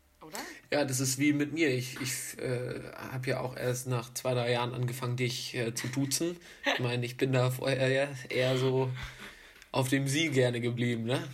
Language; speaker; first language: German; native; German